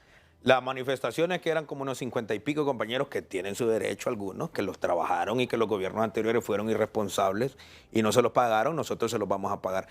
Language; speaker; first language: Spanish; native; Spanish